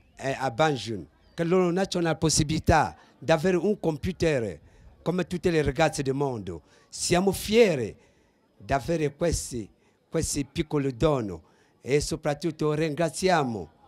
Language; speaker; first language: Italian; non-native, fluent; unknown